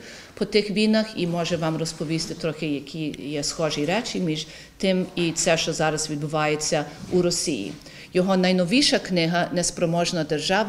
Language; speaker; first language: Ukrainian; early bilingual, heritage; Ukrainian